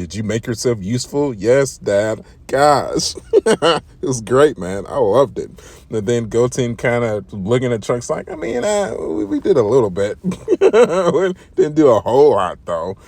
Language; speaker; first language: English; native; English